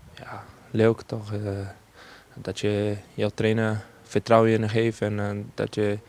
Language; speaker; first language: Dutch; non-native, fluent; Portuguese